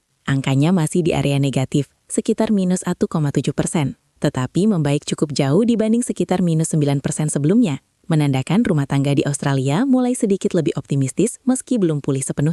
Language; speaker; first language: Indonesian; native; Indonesian